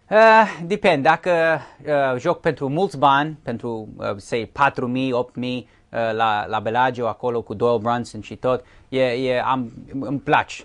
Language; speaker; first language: Romanian; early bilingual, heritage; Romanian